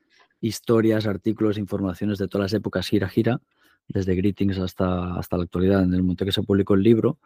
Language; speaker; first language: Spanish; native; Spanish